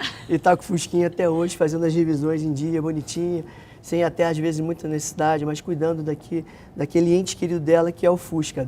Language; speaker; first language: Portuguese; native; Portuguese